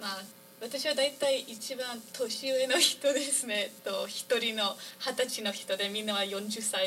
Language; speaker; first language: Japanese; non-native, fluent; English